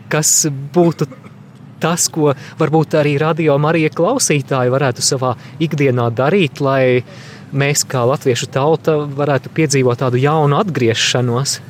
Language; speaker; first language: Latvian; native; Latvian